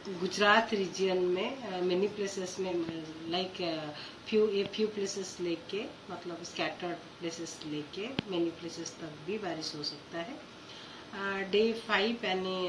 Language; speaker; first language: Hindi; non-native, local second language; Gujarati